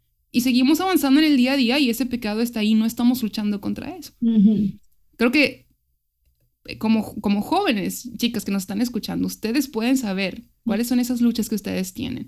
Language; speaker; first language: Spanish; native; Spanish